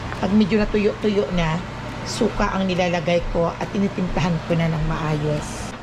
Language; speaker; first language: Filipino; non-native, local second language; Aklanon